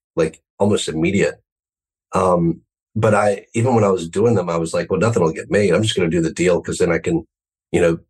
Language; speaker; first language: English; native; English